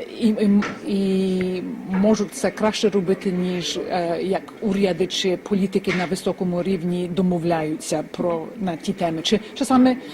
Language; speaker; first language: Ukrainian; early bilingual, heritage; Ukrainian